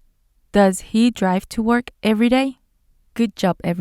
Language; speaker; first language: English; non-native, fluent; Spanish